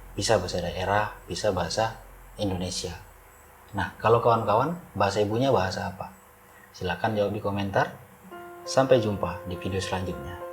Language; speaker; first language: Indonesian; native; Indonesian